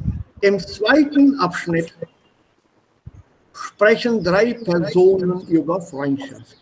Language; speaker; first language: German; non-native, fluent; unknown